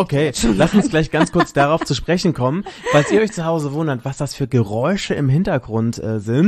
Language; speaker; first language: German; native; German